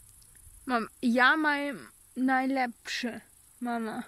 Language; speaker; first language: Polish; early bilingual, heritage; Polish